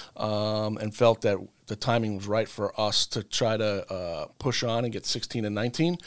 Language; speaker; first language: English; native; English